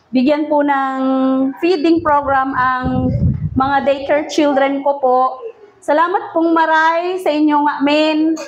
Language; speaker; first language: Filipino; non-native, local second language; Bikol